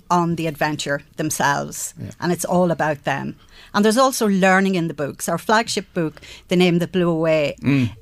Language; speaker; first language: English; native; English